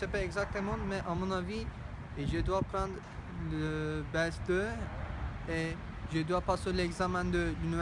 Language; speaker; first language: French; non-native, learner; Turkish